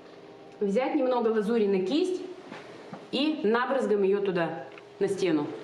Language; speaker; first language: Russian; native; Russian